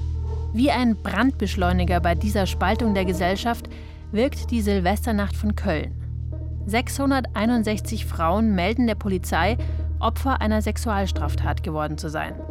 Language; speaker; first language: German; native; German